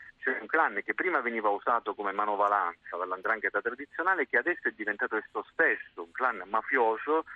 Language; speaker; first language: Italian; native; Italian